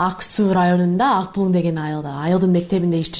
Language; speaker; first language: Kyrgyz; non-native, fluent; English